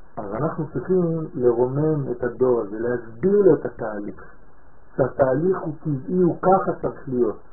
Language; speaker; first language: Hebrew; non-native, fluent; French